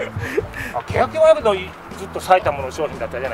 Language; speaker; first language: Japanese; native; Japanese